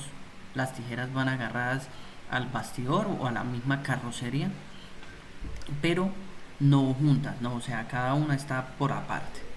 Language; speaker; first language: Spanish; native; Spanish